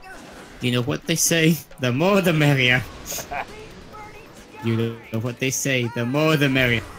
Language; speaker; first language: English; native; English